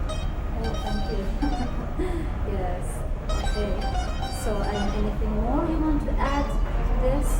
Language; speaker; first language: English; non-native, fluent; Persian